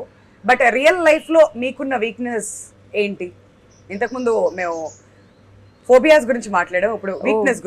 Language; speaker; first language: Telugu; native; Telugu